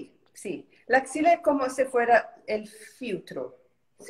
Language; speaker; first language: Spanish; non-native, learner; Portuguese